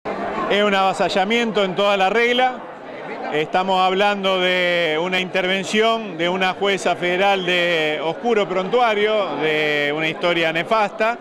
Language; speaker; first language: Spanish; native; Spanish